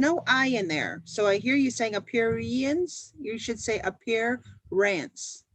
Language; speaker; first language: English; native; English